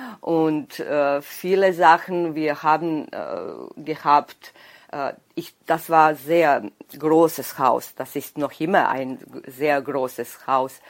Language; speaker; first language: German; non-native, local second language; Serbian